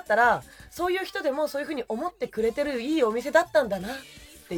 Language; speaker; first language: Japanese; native; Japanese